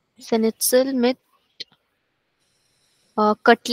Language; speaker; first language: German; non-native, learner; Hindi